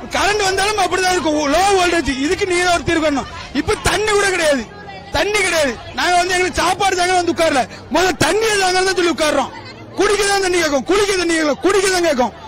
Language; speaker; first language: Tamil; native; Tamil